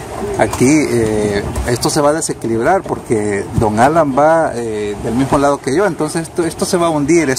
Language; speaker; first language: Spanish; native; Spanish